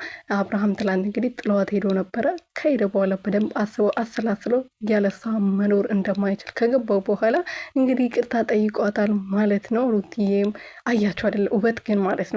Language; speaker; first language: Amharic; native; Amharic